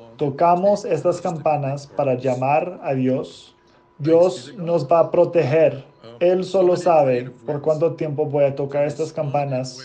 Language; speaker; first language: Spanish; non-native, fluent; English